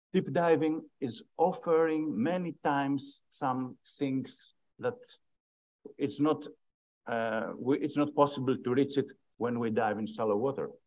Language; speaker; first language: English; non-native, fluent; Greek